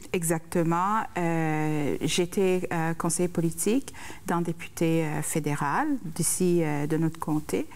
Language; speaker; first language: French; non-native, local second language; Rundi